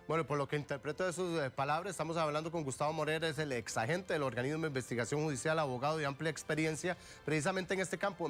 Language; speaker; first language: Spanish; native; Spanish